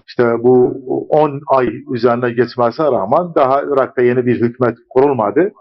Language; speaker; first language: Turkish; early bilingual, heritage; Arabic